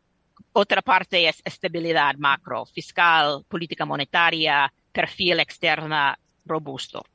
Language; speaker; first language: Spanish; non-native, fluent; English